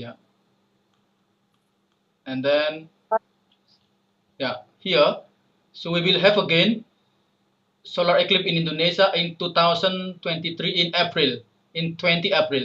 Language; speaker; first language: English; non-native, fluent; Indonesian